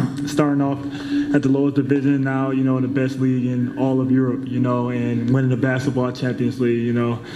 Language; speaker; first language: English; native; English